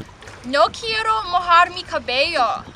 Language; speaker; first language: Spanish; non-native, learner; English